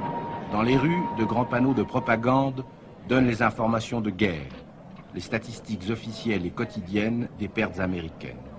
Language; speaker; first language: French; native; French